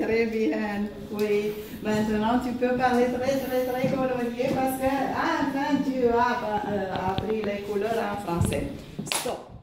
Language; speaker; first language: French; non-native, fluent; Romanian